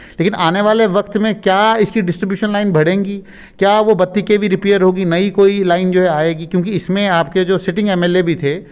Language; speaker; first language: Hindi; non-native, local second language; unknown